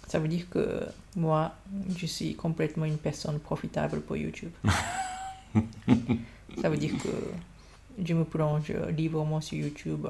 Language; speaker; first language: French; non-native, fluent; Japanese